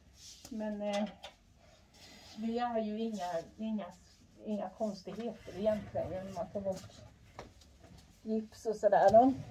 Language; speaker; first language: Swedish; native; Swedish